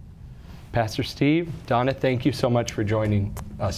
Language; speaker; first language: English; native; English